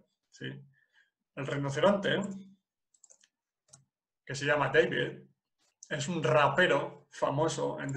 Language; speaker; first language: Spanish; non-native, fluent; English